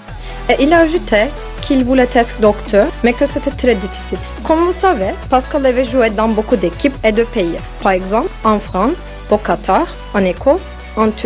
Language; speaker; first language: French; non-native, learner; Turkish